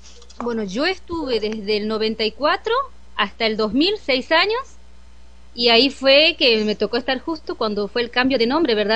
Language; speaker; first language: Spanish; native; Spanish